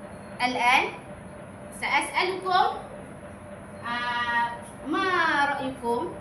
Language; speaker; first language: Arabic; non-native, learner; Malay